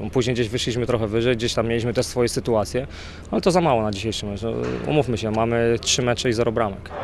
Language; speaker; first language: Polish; native; Polish